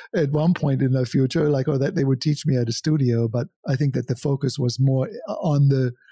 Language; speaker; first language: English; non-native, fluent; German